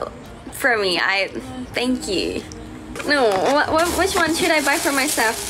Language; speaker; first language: English; non-native, fluent; Thai